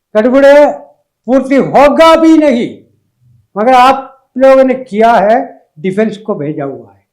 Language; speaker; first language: Hindi; non-native, local second language; Malayalam